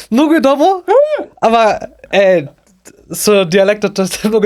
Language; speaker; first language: Macedonian; non-native, learner; German